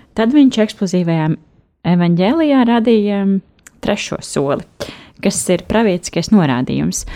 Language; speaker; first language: Latvian; native; Latvian